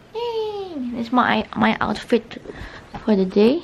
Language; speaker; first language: English; non-native, learner; Indonesian